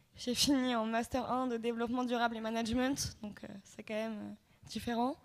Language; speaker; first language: French; native; French